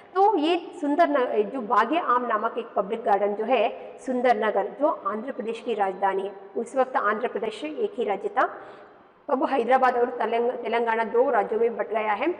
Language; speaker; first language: Hindi; non-native, local second language; Kannada